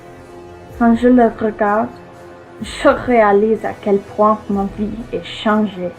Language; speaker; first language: French; non-native, learner; English